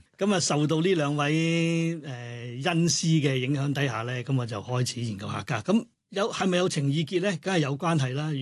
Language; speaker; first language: Cantonese; non-native, local second language; Hakka Chinese